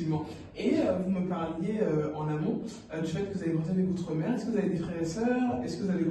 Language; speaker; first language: French; native; French